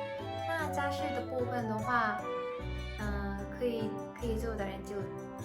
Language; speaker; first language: Chinese; non-native, fluent; Japanese